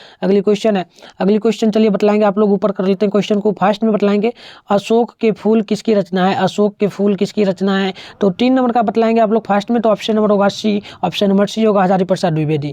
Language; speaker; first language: Hindi; native; Hindi